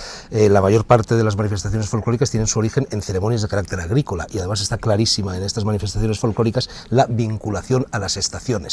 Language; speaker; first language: Spanish; native; Spanish